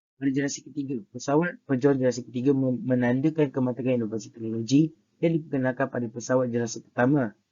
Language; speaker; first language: Malay; native; Malay